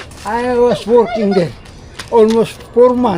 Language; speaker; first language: English; non-native, local second language; Filipino